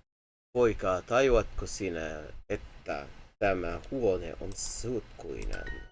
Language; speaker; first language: Finnish; non-native, learner; English